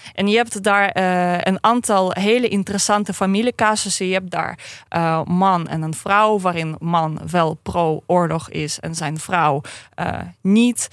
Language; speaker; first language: Dutch; non-native, fluent; Russian